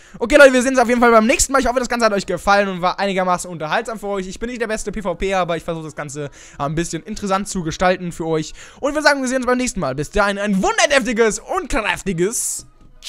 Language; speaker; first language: German; native; German